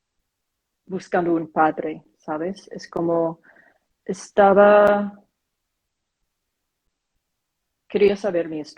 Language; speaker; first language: Spanish; non-native, fluent; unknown